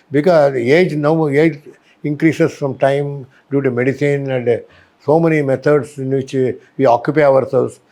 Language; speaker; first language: English; non-native, local second language; Tamil